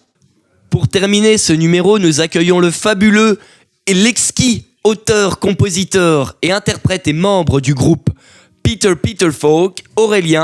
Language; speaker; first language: French; native; French